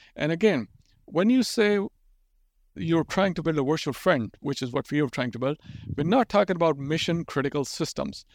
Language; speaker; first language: English; non-native, local second language; Urdu